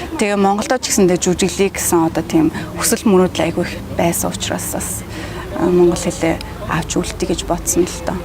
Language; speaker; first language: Mongolian; early bilingual, heritage; Mongolian